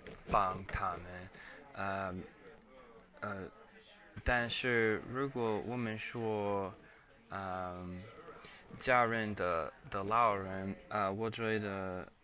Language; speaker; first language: Chinese; non-native, learner; English